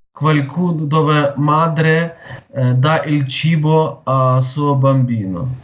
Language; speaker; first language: Italian; non-native, learner; Ukrainian